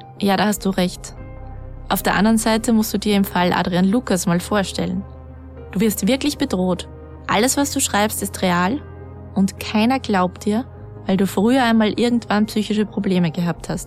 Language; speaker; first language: German; native; German